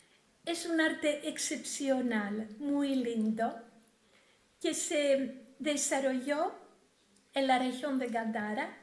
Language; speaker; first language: Spanish; non-native, fluent; Greek